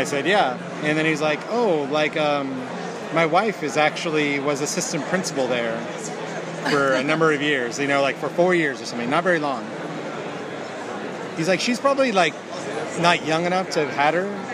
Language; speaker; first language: English; native; English